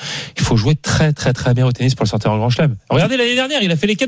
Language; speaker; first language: French; native; French